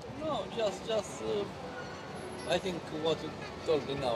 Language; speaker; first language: English; non-native, learner; Romanian